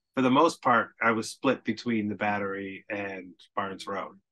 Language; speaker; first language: English; native; English